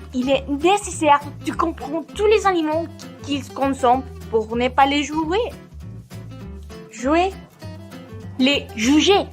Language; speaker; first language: French; non-native, learner; Spanish